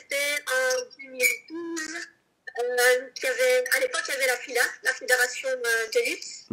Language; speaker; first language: French; native; French